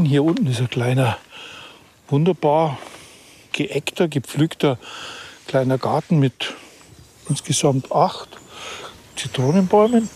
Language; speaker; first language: German; native; German